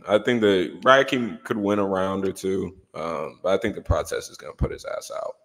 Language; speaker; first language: English; native; English